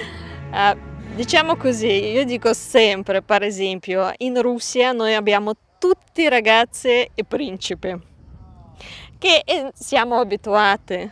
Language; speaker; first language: Italian; non-native, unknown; Russian